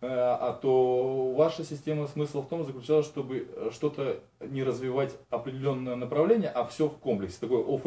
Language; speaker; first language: Russian; native; Russian